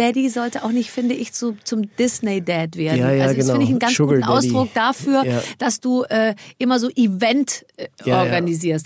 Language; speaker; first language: German; native; German